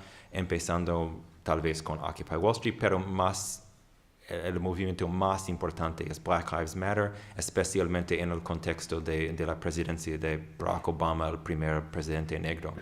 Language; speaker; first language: Spanish; non-native, fluent; English